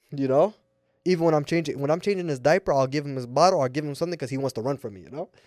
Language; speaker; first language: English; native; English